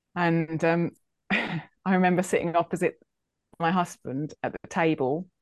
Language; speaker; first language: English; native; English